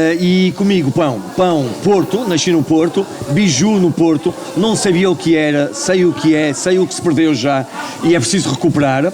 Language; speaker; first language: Portuguese; native; Portuguese